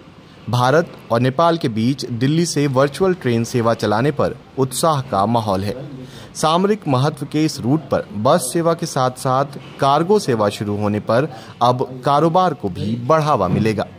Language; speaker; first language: Hindi; native; Hindi